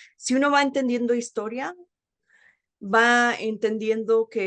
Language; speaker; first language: Spanish; early bilingual, heritage; Spanish